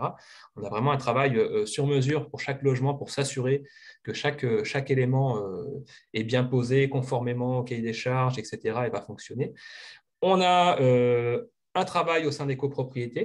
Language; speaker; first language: French; native; French